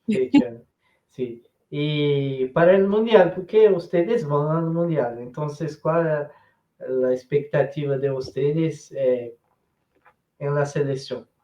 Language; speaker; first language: Spanish; non-native, learner; Portuguese